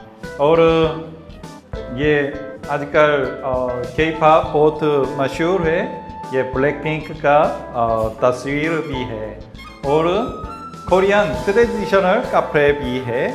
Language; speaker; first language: Hindi; non-native, learner; Korean